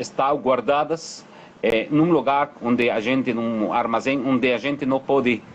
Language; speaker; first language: Portuguese; non-native, fluent; Arabic